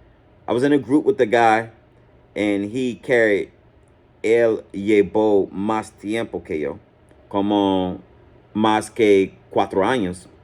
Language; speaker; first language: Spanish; non-native, learner; English